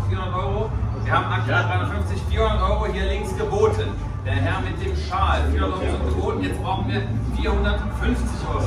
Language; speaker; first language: German; native; German